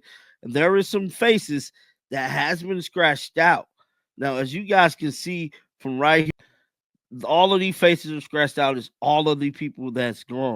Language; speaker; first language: English; native; English